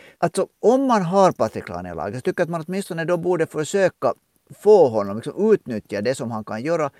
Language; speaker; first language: Swedish; native; Swedish